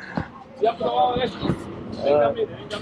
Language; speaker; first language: Spanish; native; Spanish